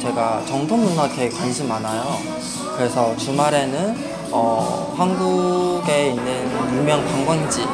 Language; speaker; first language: Korean; non-native, learner; Chinese